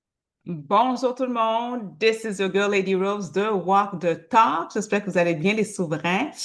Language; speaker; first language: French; native; French